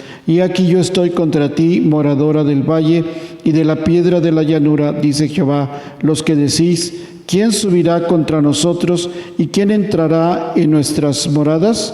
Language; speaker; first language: Spanish; native; Spanish